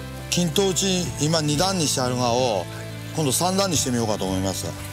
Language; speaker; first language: Japanese; native; Japanese